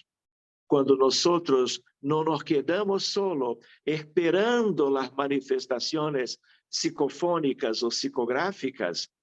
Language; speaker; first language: Spanish; non-native, fluent; Portuguese